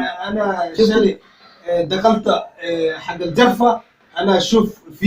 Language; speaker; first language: Arabic; non-native, learner; Somali